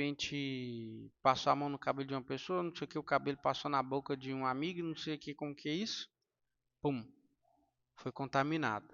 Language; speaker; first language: Portuguese; native; Portuguese